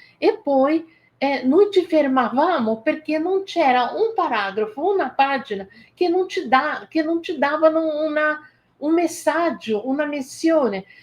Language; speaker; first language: Italian; non-native, fluent; Portuguese